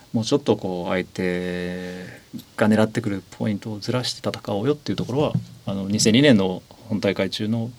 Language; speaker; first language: Japanese; native; Japanese